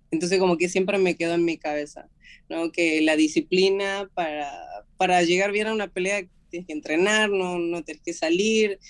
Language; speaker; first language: Spanish; native; Spanish